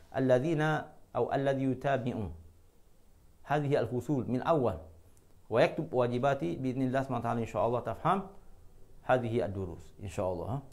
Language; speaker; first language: Arabic; non-native, fluent; Malay